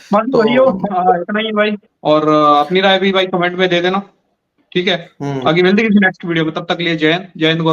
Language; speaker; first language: Hindi; native; Hindi